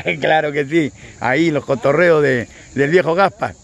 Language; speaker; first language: Spanish; native; Spanish